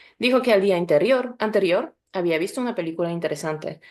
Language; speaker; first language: Spanish; non-native, fluent; Polish